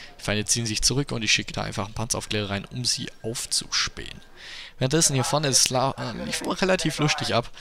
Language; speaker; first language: German; native; German